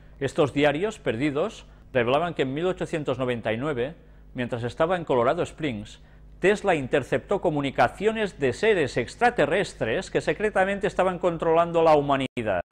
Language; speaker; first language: Spanish; native; Spanish